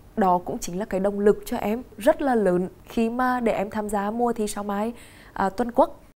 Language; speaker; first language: Vietnamese; native; Vietnamese